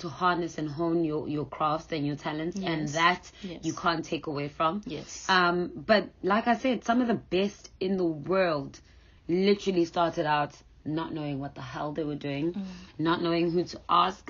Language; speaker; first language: English; non-native, local second language; Zulu